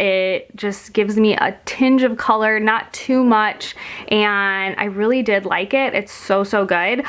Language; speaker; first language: English; native; English